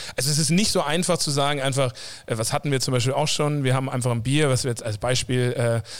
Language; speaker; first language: German; native; German